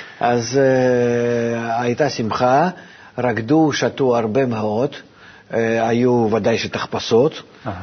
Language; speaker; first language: Hebrew; non-native, fluent; Russian